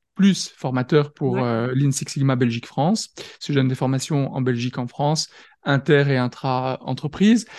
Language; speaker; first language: French; native; French